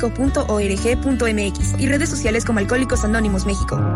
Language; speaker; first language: Spanish; native; Spanish